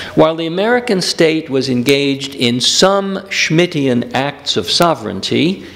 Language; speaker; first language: English; native; English